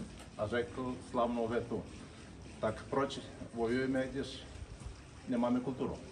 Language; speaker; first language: Czech; non-native, fluent; Romanian